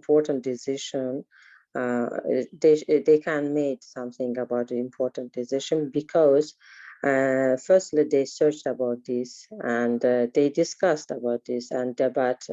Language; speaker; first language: English; non-native, learner; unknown